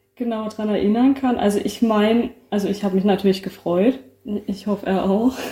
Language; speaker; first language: German; native; German